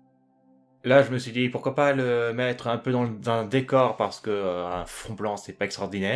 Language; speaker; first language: French; native; French